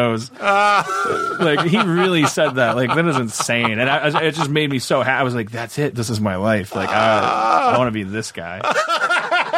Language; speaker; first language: English; native; English